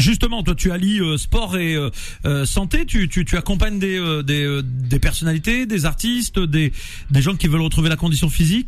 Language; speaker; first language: French; native; French